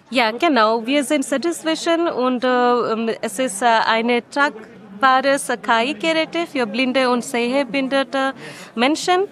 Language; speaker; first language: German; non-native, learner; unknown